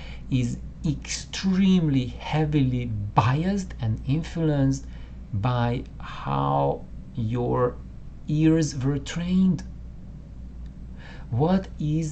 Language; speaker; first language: English; non-native, fluent; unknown